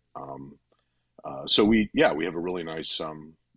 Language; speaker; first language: English; native; English